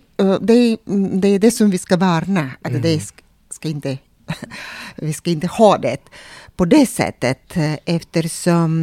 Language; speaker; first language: Swedish; non-native, fluent; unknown